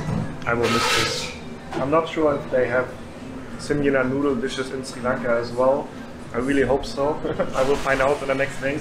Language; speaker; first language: English; non-native, fluent; German